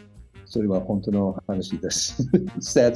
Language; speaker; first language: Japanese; non-native, learner; English